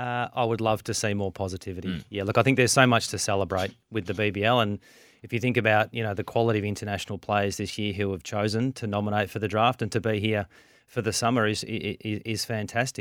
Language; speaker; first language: English; native; English